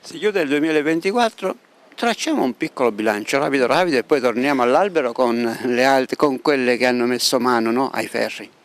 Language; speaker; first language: Italian; native; Italian